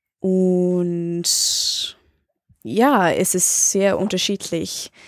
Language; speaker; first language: German; non-native, learner; English